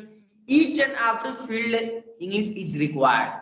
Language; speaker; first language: English; non-native, learner; Bhojpuri